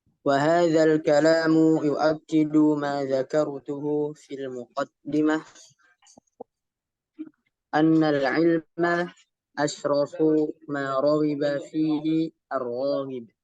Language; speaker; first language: Arabic; non-native, learner; Indonesian